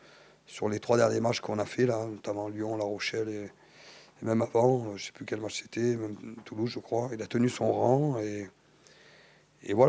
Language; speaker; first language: French; native; French